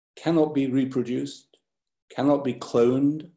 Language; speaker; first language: English; native; English